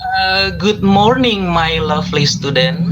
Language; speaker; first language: English; non-native, fluent; Indonesian